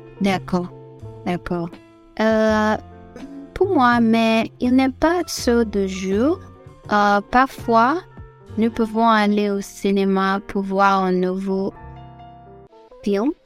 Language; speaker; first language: French; non-native, learner; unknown